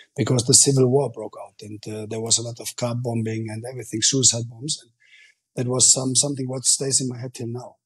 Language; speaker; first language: English; non-native, fluent; German